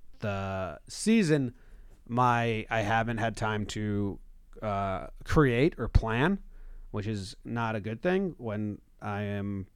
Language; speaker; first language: English; native; English